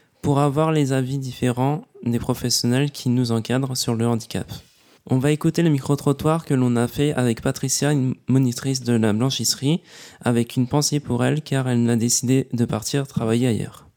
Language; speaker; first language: French; native; French